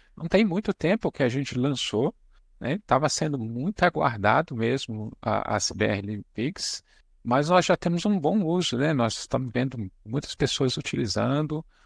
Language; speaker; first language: Portuguese; native; Portuguese